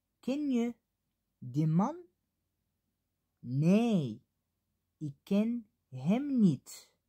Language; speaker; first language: Dutch; non-native, fluent; Arabic